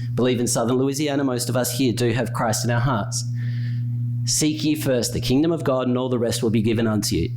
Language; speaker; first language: English; native; English